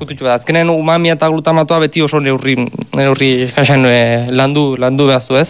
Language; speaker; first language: Basque; native; Basque